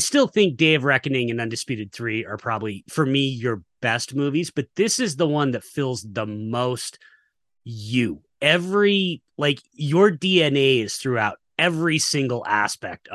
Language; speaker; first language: English; native; English